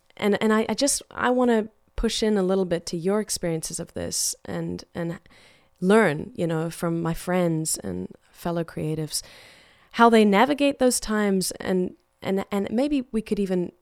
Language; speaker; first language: English; native; English